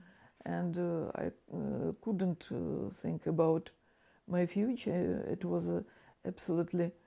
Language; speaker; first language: English; non-native, fluent; Ukrainian